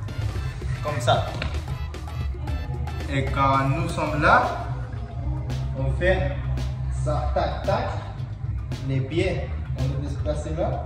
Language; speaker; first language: French; non-native, learner; Spanish